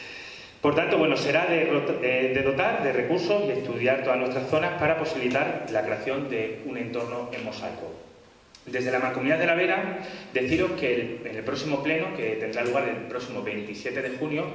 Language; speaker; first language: Spanish; native; Spanish